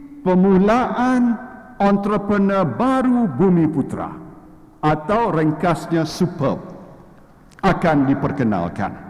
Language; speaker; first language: Malay; native; Malay